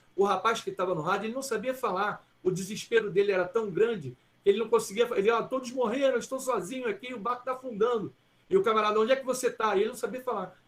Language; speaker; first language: Portuguese; early bilingual, other home language; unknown